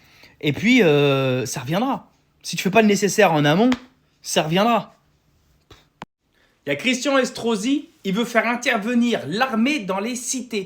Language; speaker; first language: French; native; French